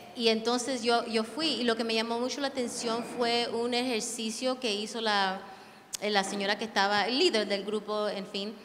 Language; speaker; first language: Spanish; early bilingual, heritage; Spanish